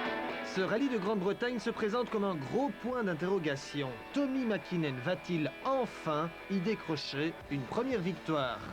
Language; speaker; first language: French; native; French